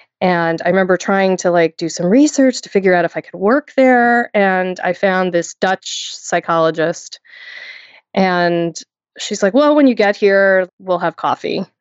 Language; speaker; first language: English; native; English